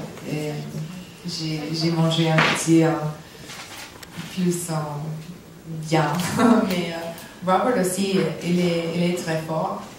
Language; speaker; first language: French; non-native, learner; English